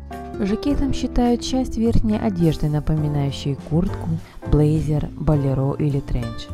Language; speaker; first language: Russian; native; Russian